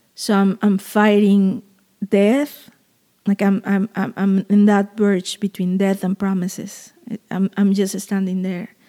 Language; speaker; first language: English; non-native, fluent; Spanish